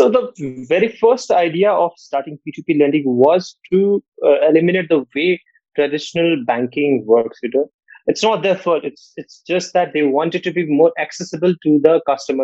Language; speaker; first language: English; non-native, local second language; Nepali